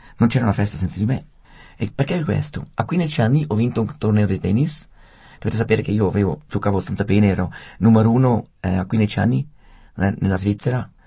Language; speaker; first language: Italian; non-native, fluent; Swiss German